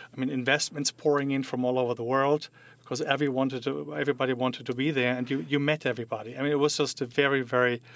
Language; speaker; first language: English; non-native, fluent; German